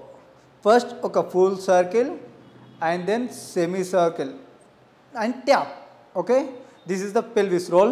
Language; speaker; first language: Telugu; native; Telugu